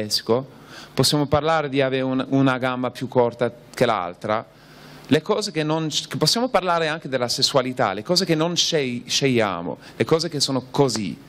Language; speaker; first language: Italian; non-native, fluent; English